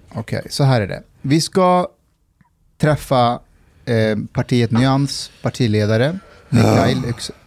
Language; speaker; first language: Swedish; early bilingual, other home language; Persian